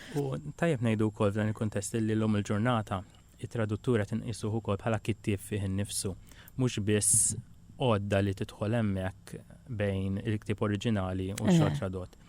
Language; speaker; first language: Maltese; native; Maltese